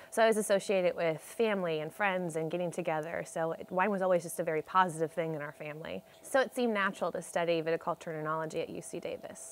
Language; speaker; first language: English; native; English